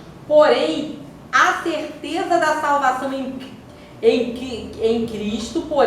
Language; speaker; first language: Portuguese; native; Portuguese